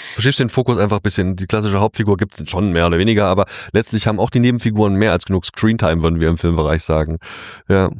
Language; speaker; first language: German; native; German